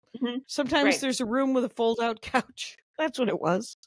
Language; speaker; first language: English; native; English